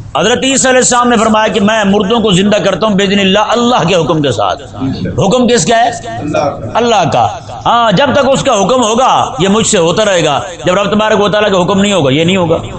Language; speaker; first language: Urdu; native; Urdu